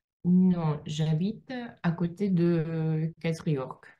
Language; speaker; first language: French; non-native, learner; Russian